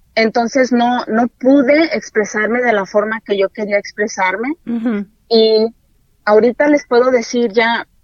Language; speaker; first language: Spanish; native; Spanish